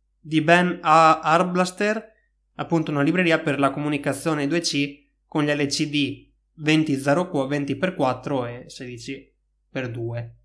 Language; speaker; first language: Italian; native; Italian